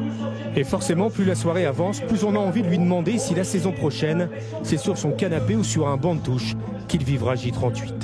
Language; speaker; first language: French; native; French